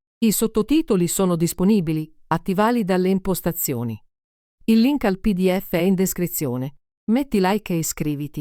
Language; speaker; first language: Italian; native; Italian